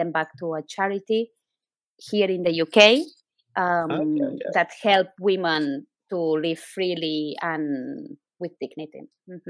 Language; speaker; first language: English; non-native, fluent; Spanish